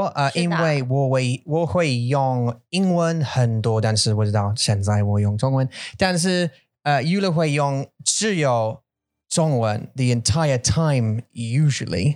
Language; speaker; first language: Chinese; non-native, learner; English